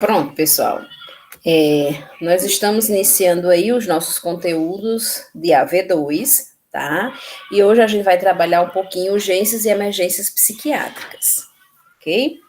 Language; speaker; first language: Portuguese; native; Portuguese